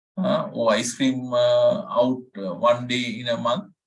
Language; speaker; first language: English; non-native, local second language; Sinhala